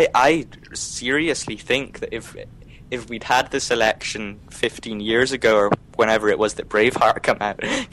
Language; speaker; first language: English; native; English